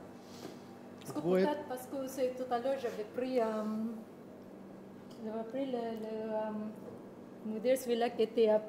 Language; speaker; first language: French; non-native, learner; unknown